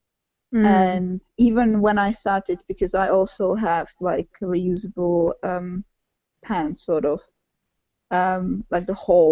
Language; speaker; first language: English; non-native, fluent; Czech